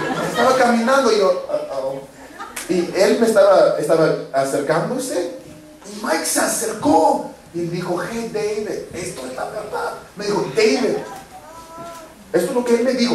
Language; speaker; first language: Spanish; early bilingual, heritage; Spanish